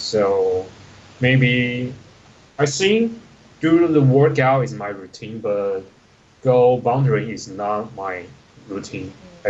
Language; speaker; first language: English; non-native, learner; Chinese